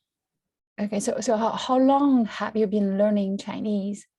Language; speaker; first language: English; non-native, fluent; Chinese